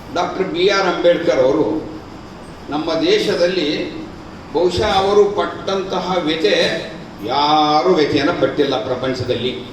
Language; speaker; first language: Kannada; native; Kannada